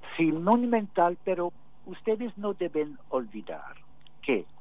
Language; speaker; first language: Spanish; non-native, fluent; English